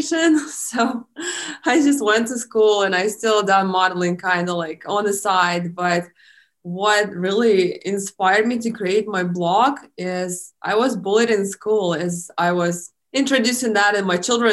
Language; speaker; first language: English; non-native, fluent; Russian